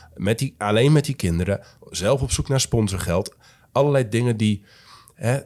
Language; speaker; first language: Dutch; native; Dutch